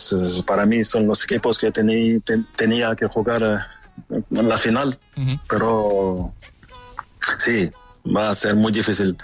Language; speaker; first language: Spanish; non-native, fluent; French